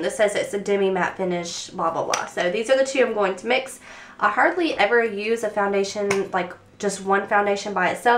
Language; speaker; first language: English; native; English